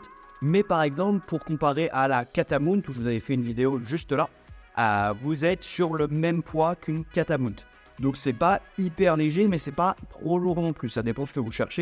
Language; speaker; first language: French; native; French